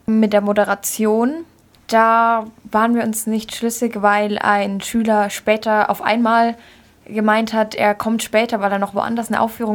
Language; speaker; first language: German; native; German